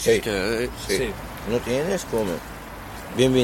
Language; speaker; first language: Spanish; non-native, learner; Arabic